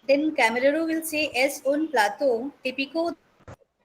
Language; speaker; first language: Spanish; non-native, learner; Hindi